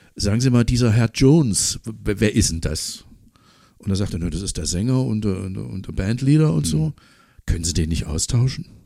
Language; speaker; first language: German; non-native, local second language; English